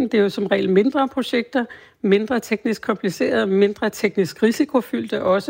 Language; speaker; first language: Danish; native; Danish